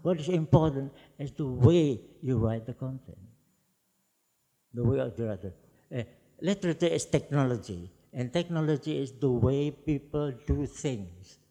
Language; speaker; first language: English; non-native, fluent; Javanese